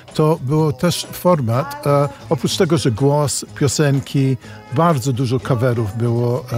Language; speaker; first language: Polish; non-native, fluent; English